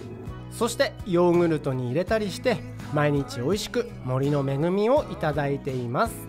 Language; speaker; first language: Japanese; native; Japanese